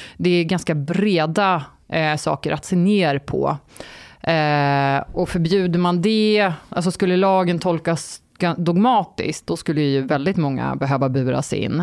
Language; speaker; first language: Swedish; early bilingual, other home language; Turkish